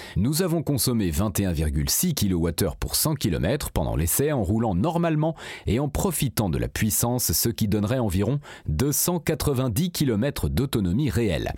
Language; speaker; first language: French; native; French